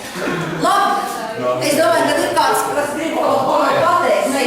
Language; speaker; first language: Latvian; native; Latvian